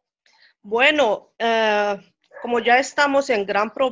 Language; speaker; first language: Spanish; non-native, fluent; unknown